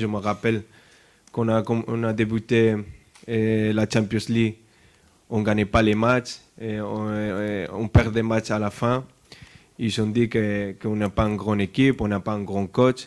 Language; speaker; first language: French; non-native, fluent; Spanish